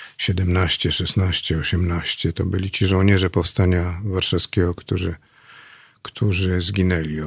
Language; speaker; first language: Polish; native; Polish